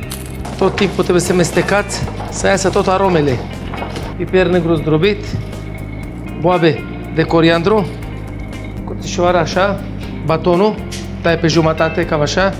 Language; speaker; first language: Romanian; non-native, learner; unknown